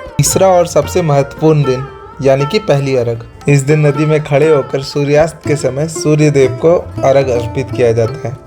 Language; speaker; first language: Hindi; native; Hindi